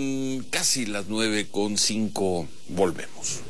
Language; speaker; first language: Spanish; native; Spanish